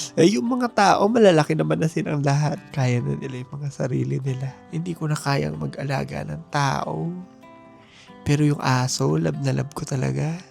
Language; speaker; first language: Filipino; native; Filipino